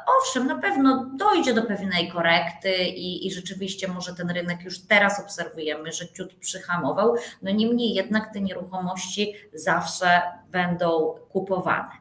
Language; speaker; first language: Polish; native; Polish